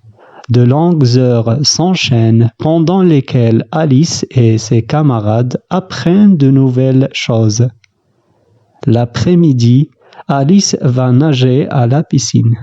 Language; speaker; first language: French; non-native, fluent; Arabic